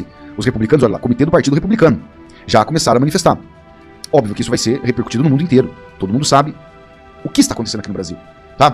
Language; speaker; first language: Portuguese; native; Portuguese